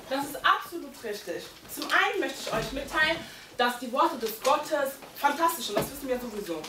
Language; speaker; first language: German; early bilingual, heritage; Lingala